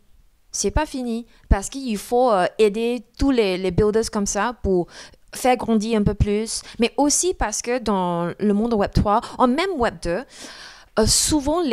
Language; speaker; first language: French; non-native, fluent; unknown